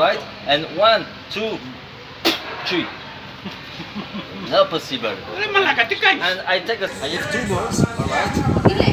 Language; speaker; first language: English; non-native, learner; French